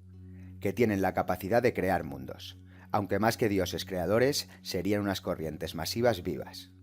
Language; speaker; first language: Spanish; native; Spanish